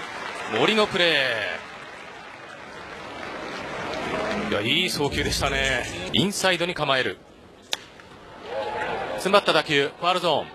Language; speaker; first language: Japanese; native; Japanese